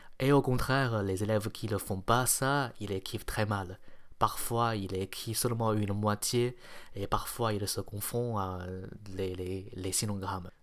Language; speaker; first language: French; non-native, fluent; Chinese